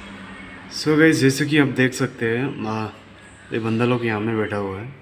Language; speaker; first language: Hindi; non-native, fluent; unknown